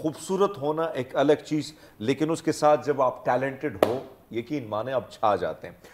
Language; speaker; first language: Urdu; non-native, local second language; Pashto